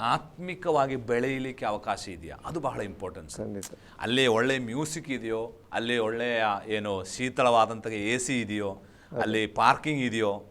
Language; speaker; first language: Kannada; non-native, local second language; Malayalam